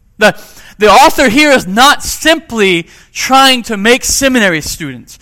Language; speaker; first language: English; native; English